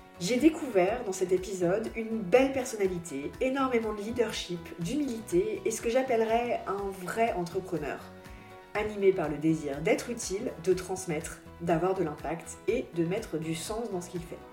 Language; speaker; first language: French; native; French